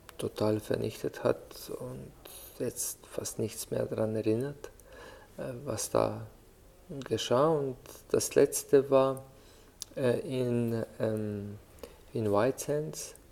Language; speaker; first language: German; non-native, fluent; Slovenian